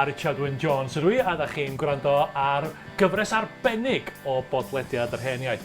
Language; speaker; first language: Welsh; native; Welsh